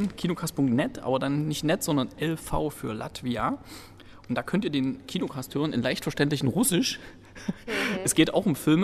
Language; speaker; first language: German; native; German